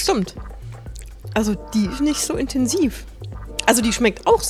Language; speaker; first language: German; native; German